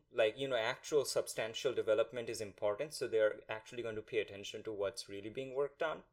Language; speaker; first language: English; non-native, local second language; Bangla